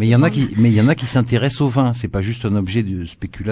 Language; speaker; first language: French; native; French